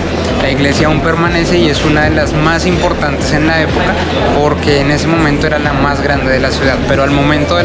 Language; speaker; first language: Spanish; native; Spanish